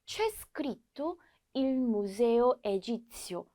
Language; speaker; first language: Italian; non-native, fluent; Korean